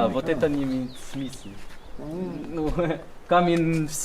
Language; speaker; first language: Russian; non-native, learner; English